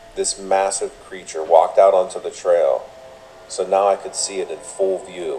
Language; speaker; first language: English; native; English